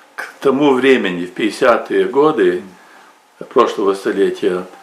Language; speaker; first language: Russian; early bilingual, heritage; Russian